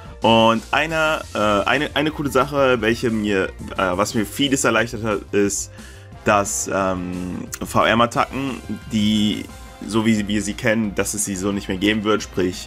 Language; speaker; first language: German; native; German